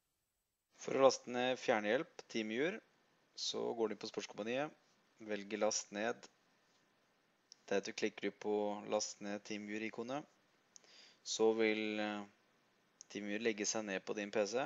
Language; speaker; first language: Norwegian; native; Norwegian